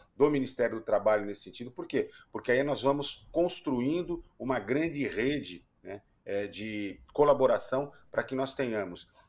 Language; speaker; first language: Portuguese; native; Portuguese